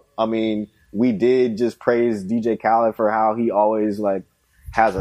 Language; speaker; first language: English; native; English